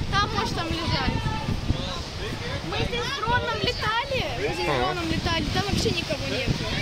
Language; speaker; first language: Russian; native; Russian